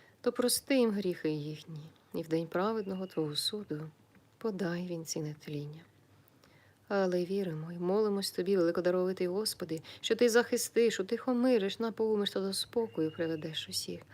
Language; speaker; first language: Ukrainian; native; Ukrainian